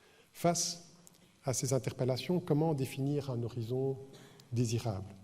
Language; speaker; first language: French; native; French